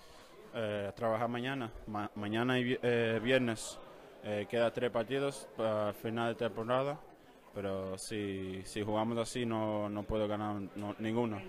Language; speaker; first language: Spanish; non-native, learner; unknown